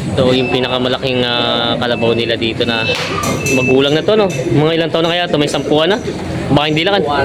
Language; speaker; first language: Filipino; native; Filipino